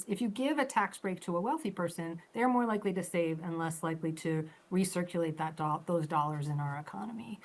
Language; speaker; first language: English; native; English